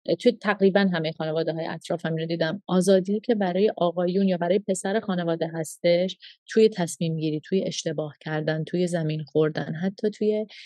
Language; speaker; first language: Persian; early bilingual, heritage; Persian